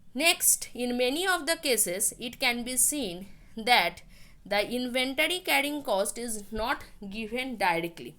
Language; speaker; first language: English; non-native, local second language; Bangla